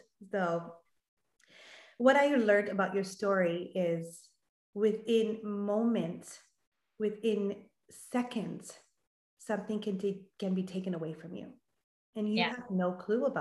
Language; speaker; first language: English; native; English